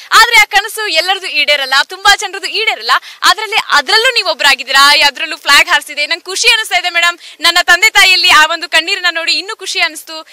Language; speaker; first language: Kannada; native; Kannada